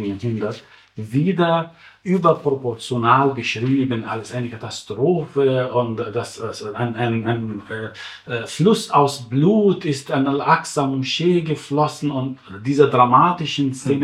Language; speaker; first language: German; non-native, fluent; Arabic